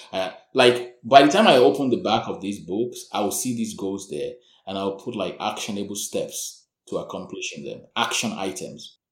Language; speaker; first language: English; non-native, local second language; Yoruba